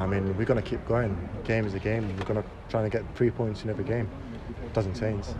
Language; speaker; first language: English; native; English